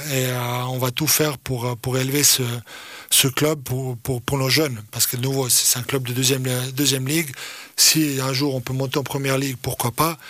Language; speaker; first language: French; early bilingual, other home language; Croatian